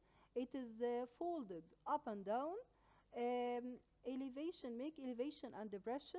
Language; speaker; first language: English; non-native, local second language; Arabic